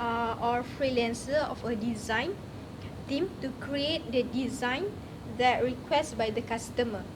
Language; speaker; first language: English; non-native, learner; Malay